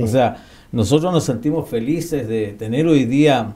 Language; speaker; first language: Spanish; native; Spanish